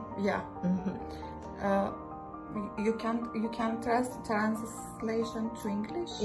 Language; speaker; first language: English; non-native, learner; Persian